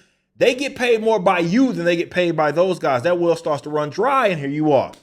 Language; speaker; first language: English; native; English